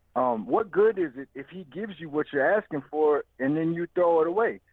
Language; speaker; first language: English; native; English